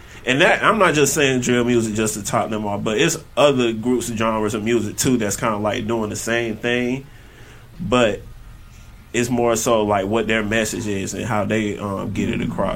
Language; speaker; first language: English; native; English